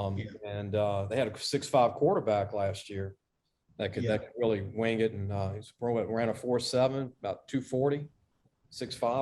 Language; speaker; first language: English; native; English